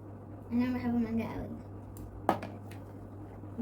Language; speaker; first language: Arabic; native; Arabic